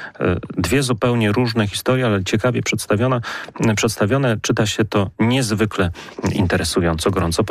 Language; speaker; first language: Polish; native; Polish